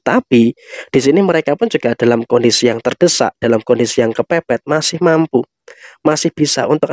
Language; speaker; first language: Indonesian; native; Indonesian